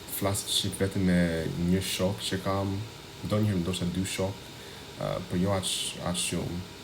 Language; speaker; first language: Albanian; non-native, learner; English